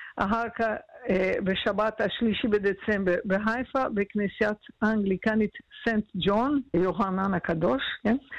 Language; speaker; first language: Hebrew; non-native, fluent; Portuguese